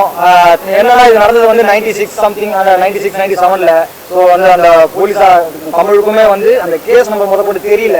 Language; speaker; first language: Tamil; native; Tamil